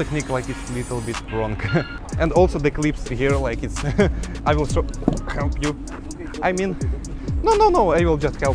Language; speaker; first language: English; non-native, learner; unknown